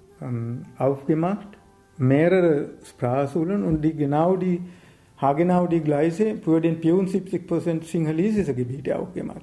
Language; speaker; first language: German; non-native, learner; Sinhala